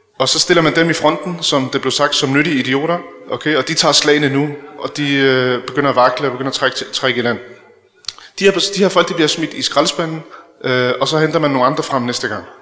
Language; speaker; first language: Danish; early bilingual, other home language; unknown